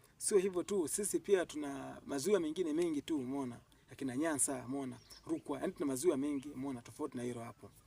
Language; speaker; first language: Swahili; native; Swahili